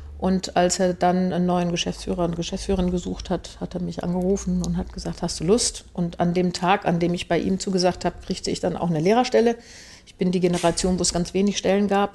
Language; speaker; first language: German; native; German